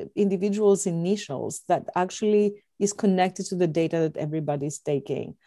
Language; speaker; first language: English; non-native, fluent; Greek